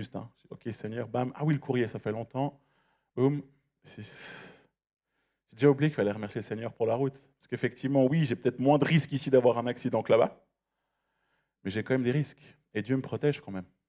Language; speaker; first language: French; native; French